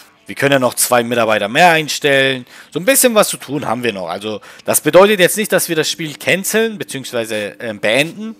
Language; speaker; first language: German; native; German